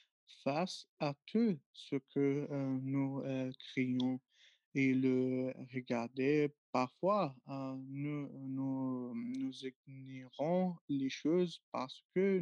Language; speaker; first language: French; non-native, learner; Arabic